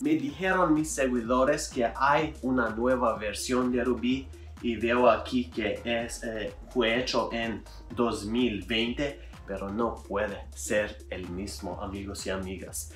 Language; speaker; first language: Spanish; non-native, learner; Albanian